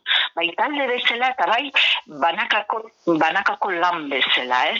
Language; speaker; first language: Basque; native; Basque